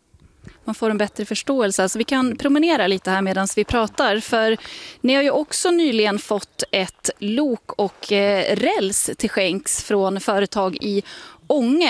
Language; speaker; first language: Swedish; native; Swedish